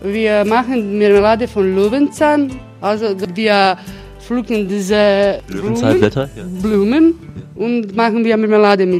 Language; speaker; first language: German; non-native, learner; Croatian